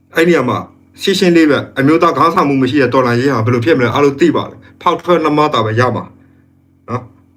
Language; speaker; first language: Burmese; native; Burmese